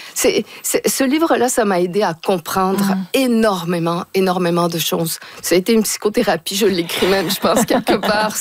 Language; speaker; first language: French; early bilingual, other home language; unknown